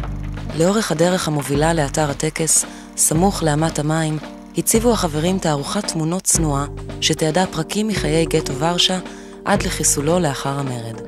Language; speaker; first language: Hebrew; native; Hebrew